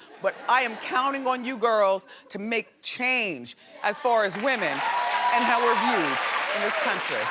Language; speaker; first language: English; native; English